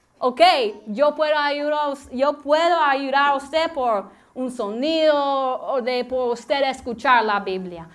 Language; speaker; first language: Spanish; non-native, learner; English